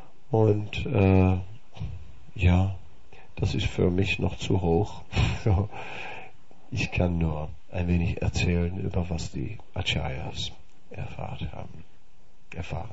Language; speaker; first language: German; non-native, fluent; Dutch